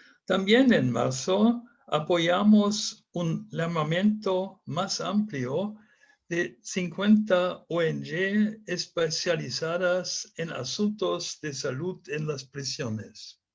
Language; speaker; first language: Spanish; non-native, fluent; German